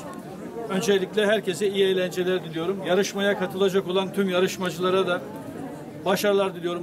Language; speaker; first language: Turkish; native; Turkish